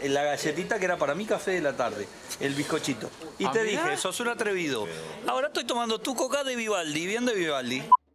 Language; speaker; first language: Spanish; early bilingual, other home language; Dutch